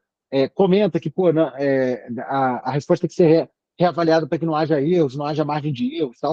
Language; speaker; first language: Portuguese; native; Portuguese